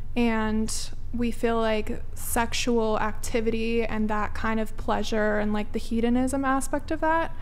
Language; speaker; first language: English; native; English